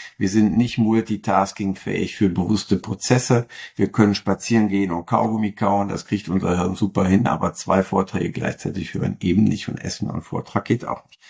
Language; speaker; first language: German; native; German